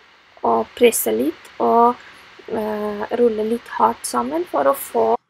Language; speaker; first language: Norwegian; non-native, fluent; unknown